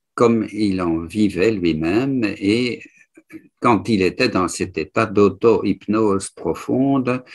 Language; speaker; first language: French; native; French